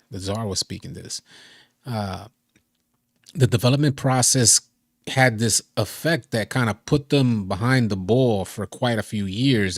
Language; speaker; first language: English; native; English